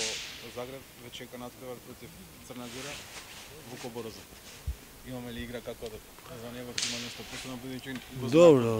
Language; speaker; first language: Macedonian; native; Macedonian